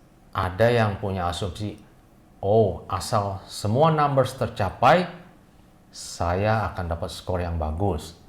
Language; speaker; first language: Indonesian; native; Indonesian